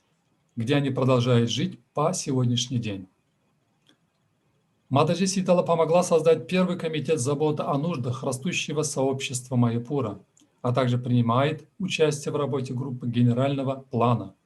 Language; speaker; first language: Russian; native; Russian